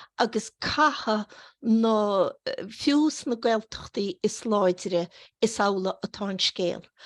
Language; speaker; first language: Irish; native; Irish